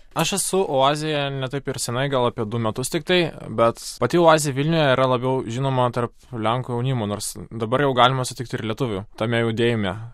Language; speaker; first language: Lithuanian; non-native, local second language; Polish